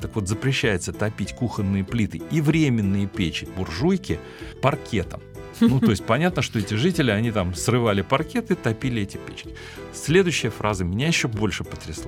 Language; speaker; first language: Russian; native; Russian